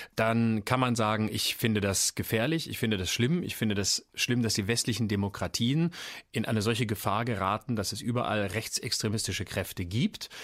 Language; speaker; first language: German; native; German